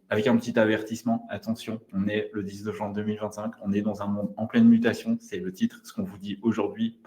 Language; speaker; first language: French; native; French